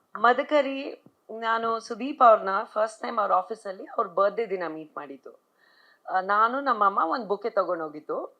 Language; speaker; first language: Kannada; non-native, local second language; Punjabi